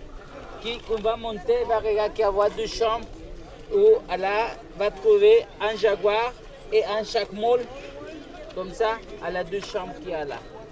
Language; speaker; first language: French; non-native, fluent; Spanish